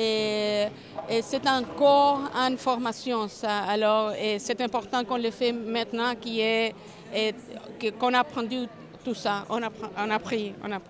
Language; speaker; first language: French; non-native, learner; Spanish